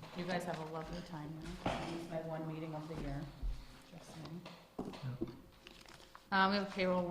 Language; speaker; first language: English; native; English